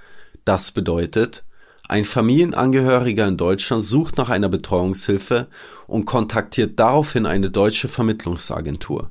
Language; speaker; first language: German; native; German